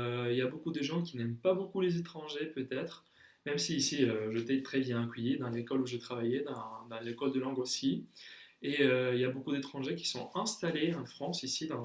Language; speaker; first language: French; non-native, fluent; Spanish